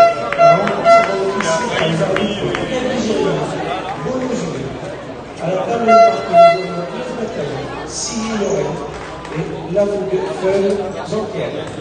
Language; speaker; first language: French; native; French